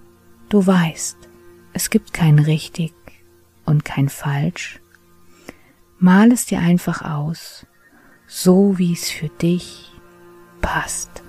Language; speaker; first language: German; native; German